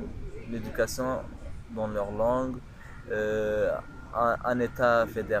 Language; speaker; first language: French; non-native, local second language; Kurdish